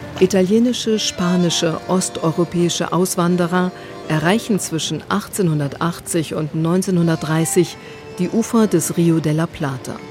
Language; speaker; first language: German; native; German